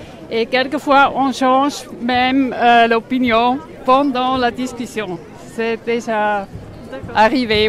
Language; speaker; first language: French; non-native, local second language; German